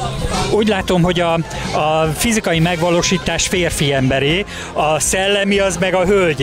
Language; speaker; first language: Hungarian; native; Hungarian